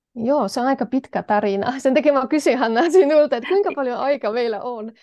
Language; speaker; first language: Finnish; non-native, fluent; Polish